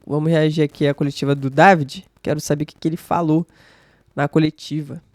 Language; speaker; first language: Portuguese; native; Portuguese